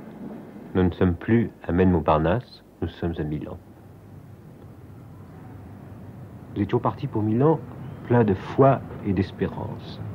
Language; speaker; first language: French; native; French